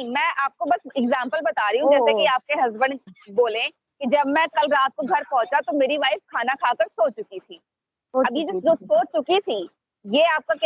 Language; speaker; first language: Hindi; native; Hindi